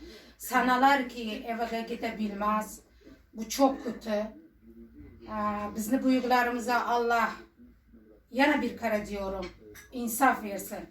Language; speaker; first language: Turkish; non-native, learner; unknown